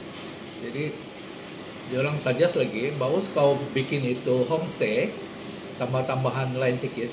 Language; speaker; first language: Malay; non-native, local second language; Hakka Chinese